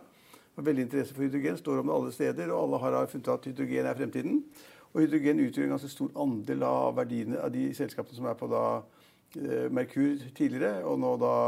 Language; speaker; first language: Norwegian; native; Norwegian